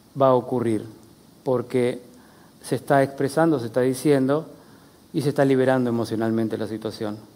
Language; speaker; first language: Spanish; native; Spanish